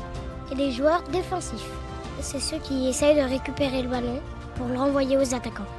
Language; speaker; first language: French; native; French